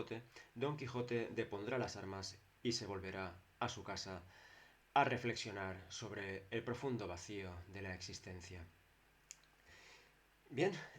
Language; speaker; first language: Spanish; native; Spanish